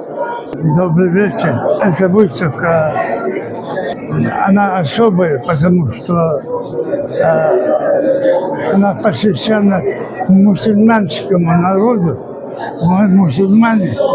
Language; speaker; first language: Russian; non-native, local second language; Chechen